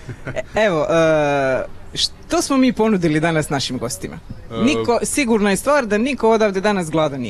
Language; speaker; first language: Croatian; native; Croatian